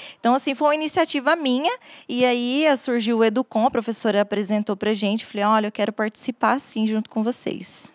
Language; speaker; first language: Portuguese; native; Portuguese